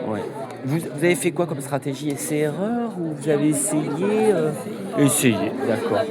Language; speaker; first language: French; native; French